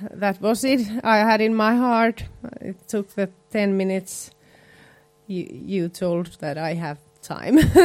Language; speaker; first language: English; non-native, fluent; Finnish